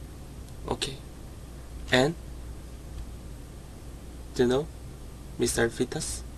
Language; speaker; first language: English; non-native, learner; Korean